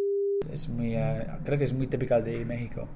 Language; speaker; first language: Spanish; non-native, learner; English